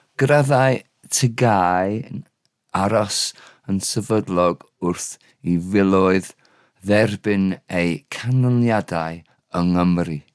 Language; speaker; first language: Welsh; non-native, local second language; English